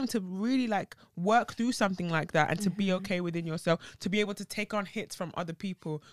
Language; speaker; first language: English; native; English